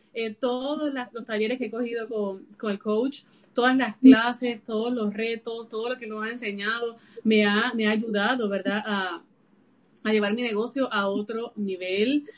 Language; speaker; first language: Spanish; native; Spanish